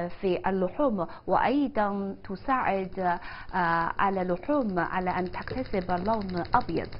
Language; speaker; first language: Arabic; non-native, fluent; Chinese